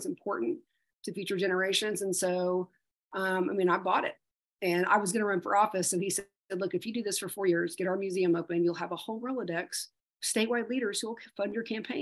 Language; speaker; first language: English; native; English